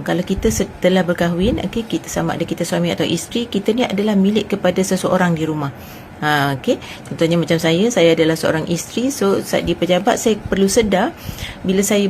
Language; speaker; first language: Malay; native; Malay